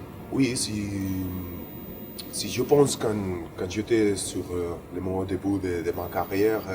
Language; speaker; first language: French; non-native, learner; Spanish